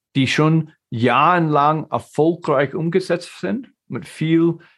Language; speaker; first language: German; non-native, fluent; English